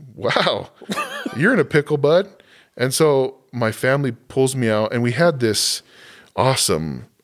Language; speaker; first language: English; native; English